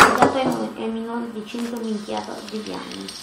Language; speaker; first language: Italian; native; Italian